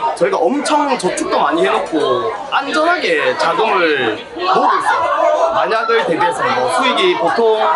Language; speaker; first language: Korean; native; Korean